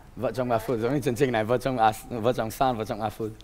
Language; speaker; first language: Vietnamese; non-native, fluent; Romanian